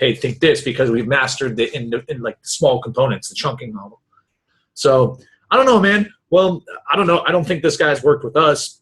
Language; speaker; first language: English; native; English